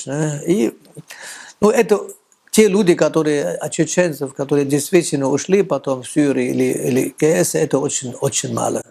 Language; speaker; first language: Russian; non-native, fluent; German